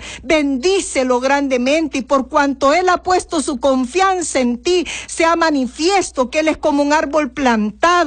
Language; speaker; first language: Spanish; native; Spanish